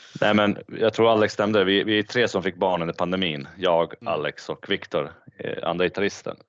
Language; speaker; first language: Swedish; early bilingual, other home language; Bosnian